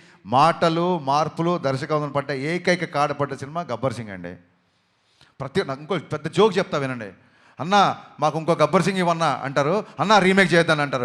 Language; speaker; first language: Telugu; native; Telugu